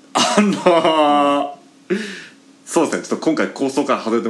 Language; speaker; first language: Japanese; native; Japanese